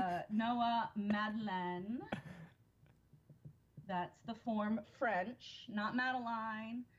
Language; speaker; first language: English; native; English